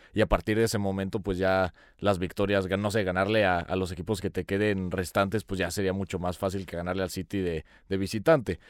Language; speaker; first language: Spanish; native; Spanish